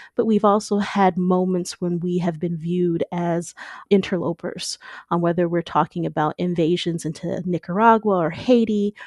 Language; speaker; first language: English; native; English